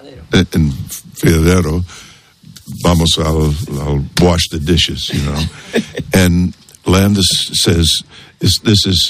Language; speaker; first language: English; native; English